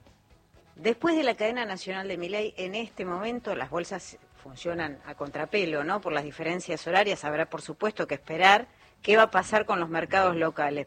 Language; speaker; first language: Spanish; native; Spanish